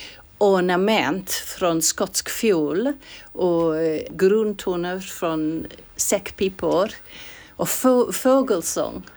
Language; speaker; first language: Swedish; non-native, fluent; English